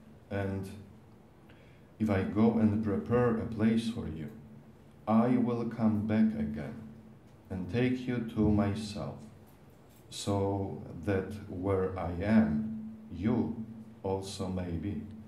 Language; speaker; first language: English; non-native, fluent; Polish